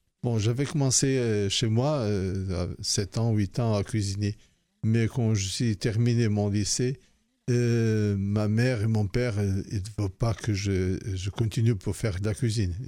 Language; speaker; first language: French; non-native, fluent; Portuguese